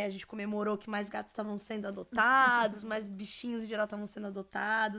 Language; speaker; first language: Portuguese; native; Portuguese